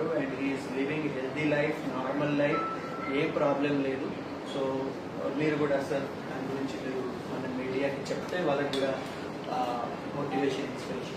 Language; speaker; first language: Telugu; non-native, fluent; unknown